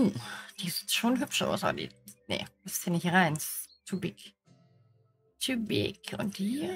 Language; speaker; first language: German; native; German